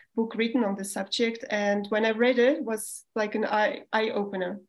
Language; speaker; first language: English; non-native, fluent; Russian